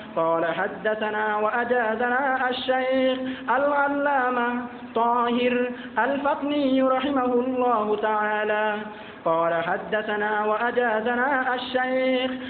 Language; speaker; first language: Arabic; non-native, fluent; Bangla